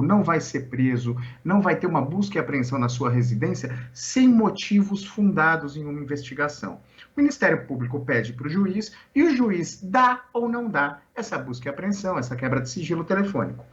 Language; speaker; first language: Portuguese; native; Portuguese